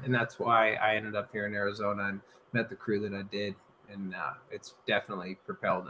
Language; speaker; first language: English; native; English